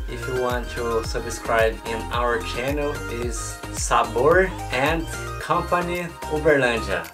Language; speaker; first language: English; non-native, learner; Portuguese